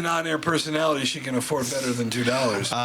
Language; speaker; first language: English; native; English